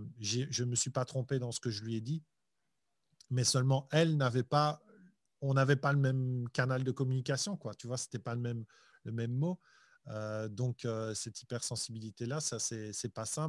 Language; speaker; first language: French; native; French